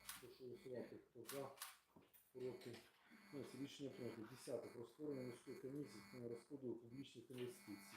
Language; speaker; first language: Ukrainian; native; Ukrainian